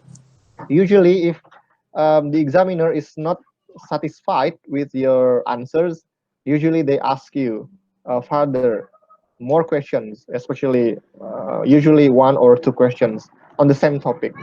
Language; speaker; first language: English; non-native, fluent; Indonesian